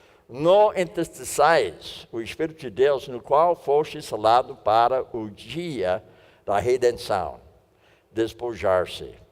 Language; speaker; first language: Portuguese; non-native, fluent; English